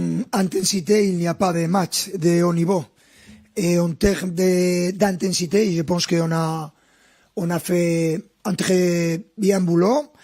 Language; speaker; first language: French; non-native, fluent; Spanish